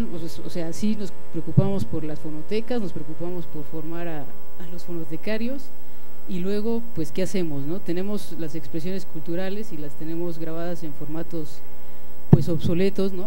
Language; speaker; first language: Spanish; native; Spanish